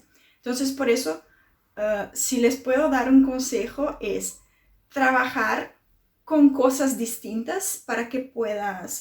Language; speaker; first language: Spanish; non-native, fluent; Portuguese